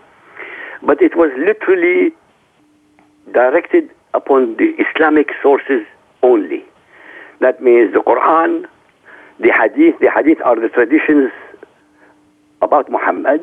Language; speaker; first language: English; non-native, fluent; Arabic